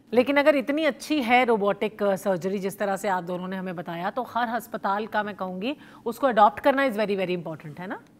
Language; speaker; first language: Hindi; native; Hindi